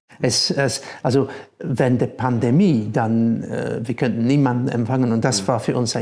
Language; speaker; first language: German; non-native, fluent; English